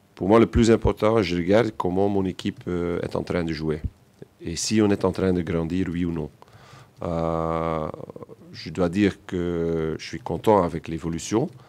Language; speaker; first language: French; non-native, local second language; Dutch